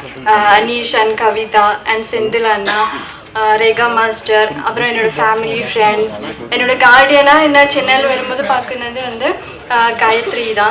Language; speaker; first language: Tamil; non-native, learner; Malayalam